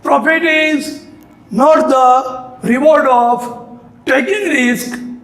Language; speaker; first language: English; non-native, local second language; Gujarati